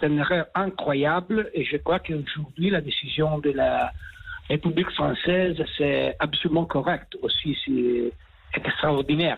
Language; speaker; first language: French; non-native, fluent; Italian